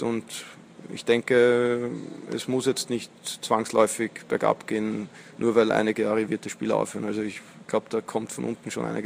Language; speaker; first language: German; native; German